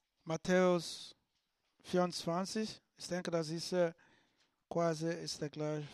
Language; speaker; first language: German; non-native, learner; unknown